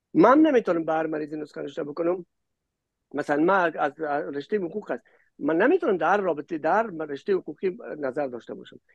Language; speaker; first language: Persian; native; Persian